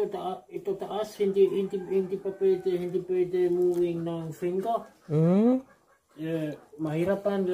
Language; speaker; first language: Filipino; non-native, learner; German